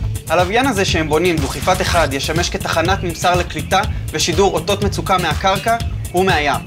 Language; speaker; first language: Hebrew; native; Hebrew